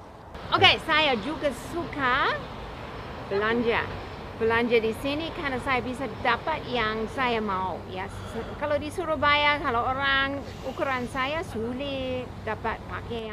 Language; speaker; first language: Indonesian; non-native, fluent; English